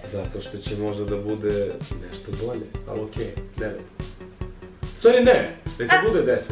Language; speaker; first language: Bosnian; native; Bosnian